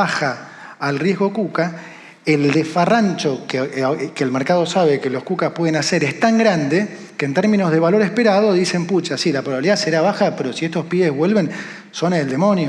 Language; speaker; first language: Spanish; native; Spanish